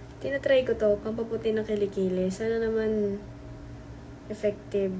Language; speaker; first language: Filipino; native; Filipino